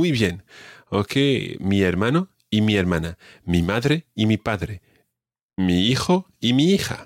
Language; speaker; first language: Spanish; non-native, fluent; English